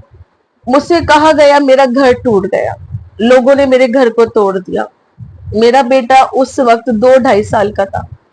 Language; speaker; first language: Urdu; native; Urdu